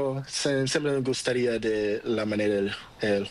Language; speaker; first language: Spanish; non-native, learner; Portuguese